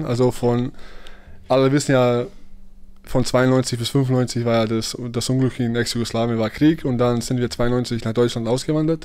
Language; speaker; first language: German; early bilingual, other home language; Bosnian